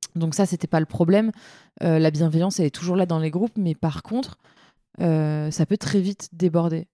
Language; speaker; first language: French; native; French